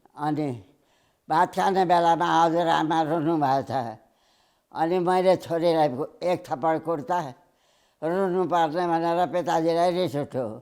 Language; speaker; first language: Nepali; early bilingual, heritage; Nepali